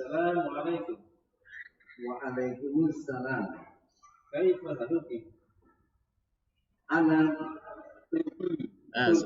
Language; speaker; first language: Arabic; non-native, learner; Indonesian